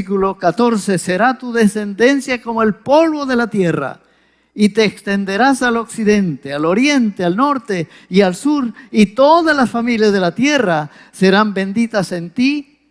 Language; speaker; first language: Spanish; native; Spanish